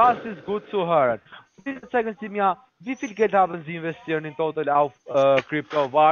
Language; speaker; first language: German; non-native, learner; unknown